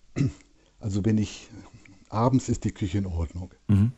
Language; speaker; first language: German; native; German